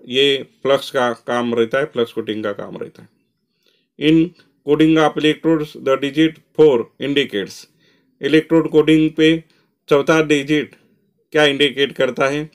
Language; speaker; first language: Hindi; non-native, local second language; Marathi